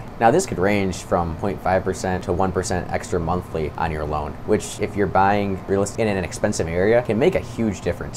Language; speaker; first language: English; native; English